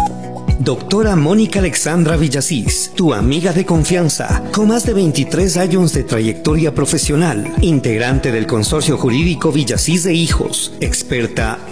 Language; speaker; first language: Spanish; native; Spanish